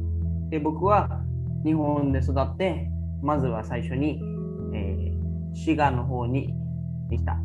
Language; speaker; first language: Japanese; early bilingual, other home language; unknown